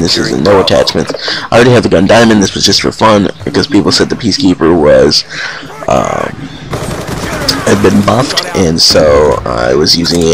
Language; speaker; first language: English; native; English